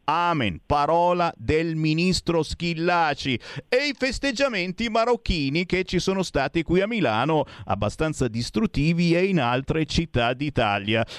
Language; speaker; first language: Italian; native; Italian